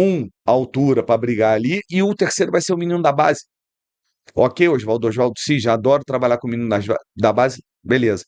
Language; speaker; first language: Portuguese; native; Portuguese